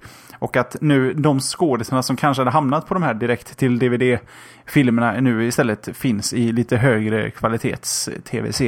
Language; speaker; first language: Swedish; native; Swedish